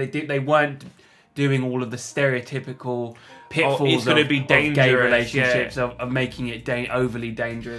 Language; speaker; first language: English; native; English